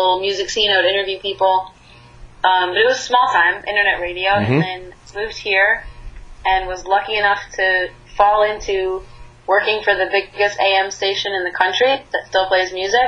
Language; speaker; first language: English; native; English